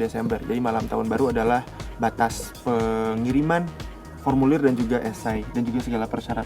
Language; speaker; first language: Indonesian; native; Indonesian